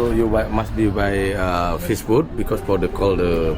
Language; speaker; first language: English; non-native, learner; Indonesian